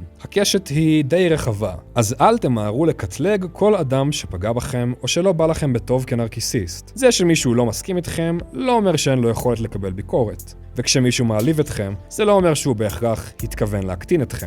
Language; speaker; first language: Hebrew; native; Hebrew